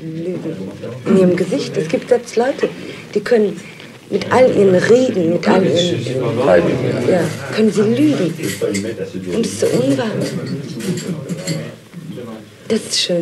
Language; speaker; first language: German; non-native, learner; French